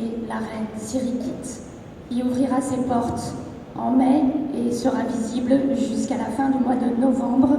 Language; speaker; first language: French; native; French